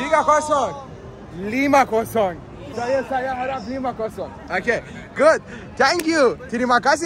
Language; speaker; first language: Indonesian; non-native, learner; Persian